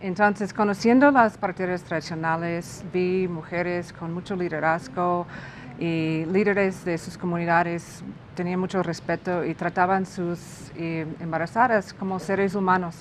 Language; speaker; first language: Spanish; non-native, fluent; English